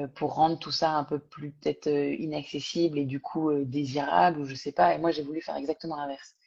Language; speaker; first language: French; native; French